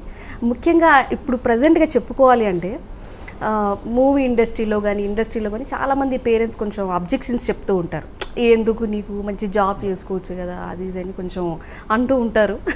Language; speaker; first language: Telugu; native; Telugu